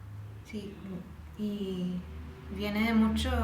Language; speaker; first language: Spanish; non-native, fluent; English